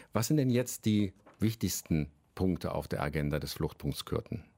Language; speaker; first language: German; native; German